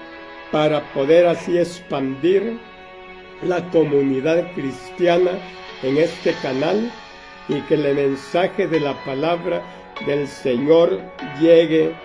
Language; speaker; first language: Spanish; native; Spanish